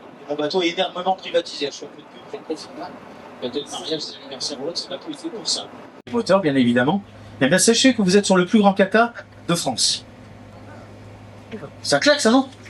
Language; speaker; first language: French; native; French